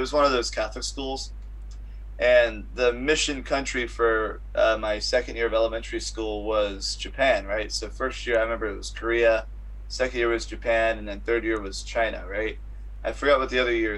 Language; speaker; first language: English; native; English